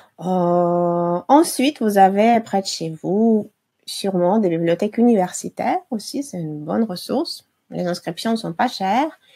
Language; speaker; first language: French; non-native, fluent; Russian